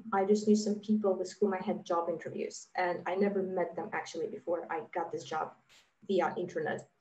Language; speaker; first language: English; non-native, fluent; Latvian